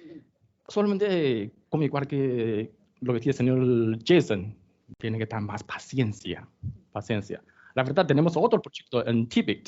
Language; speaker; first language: Spanish; non-native, learner; Chinese